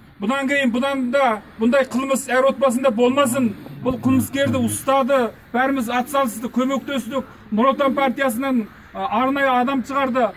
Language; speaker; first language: Kazakh; early bilingual, heritage; Kazakh